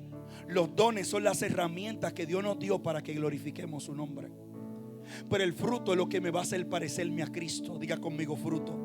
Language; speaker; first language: Spanish; native; Spanish